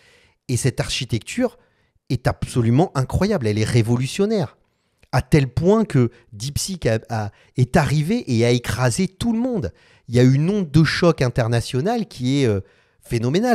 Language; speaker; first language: French; native; French